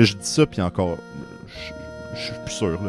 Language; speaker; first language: French; native; French